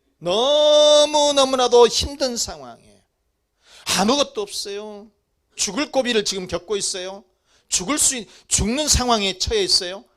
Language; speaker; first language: Korean; native; Korean